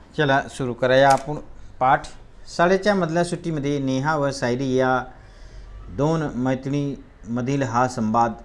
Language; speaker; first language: Marathi; non-native, local second language; Hindi